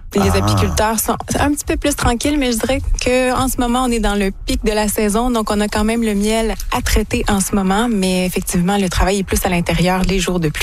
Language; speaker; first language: French; native; French